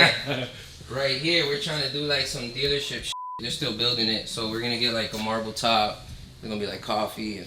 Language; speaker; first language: English; native; English